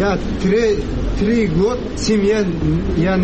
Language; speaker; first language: Russian; non-native, learner; Uzbek